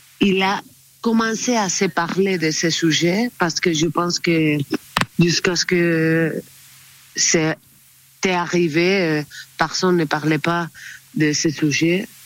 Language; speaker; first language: French; non-native, learner; Spanish